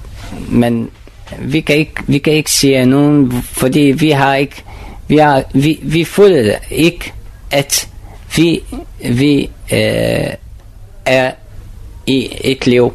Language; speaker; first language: Danish; non-native, learner; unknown